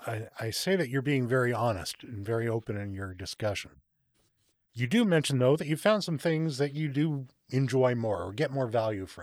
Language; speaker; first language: English; native; English